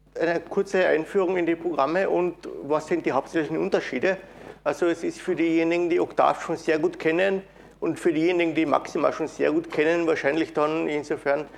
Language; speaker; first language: German; native; German